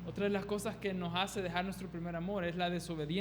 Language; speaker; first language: Spanish; native; Spanish